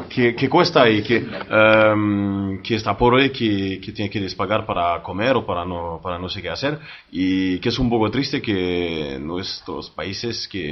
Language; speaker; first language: Spanish; early bilingual, heritage; French